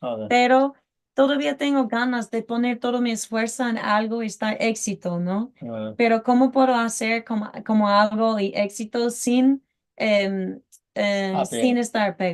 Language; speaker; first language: Spanish; non-native, learner; English